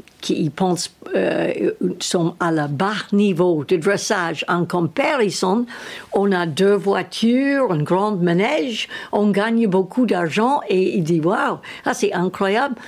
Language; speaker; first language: French; non-native, learner; English